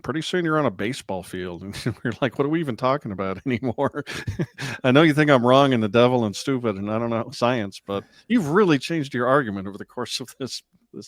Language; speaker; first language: English; native; English